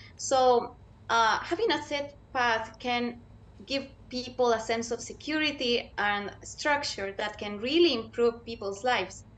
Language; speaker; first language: English; non-native, fluent; Spanish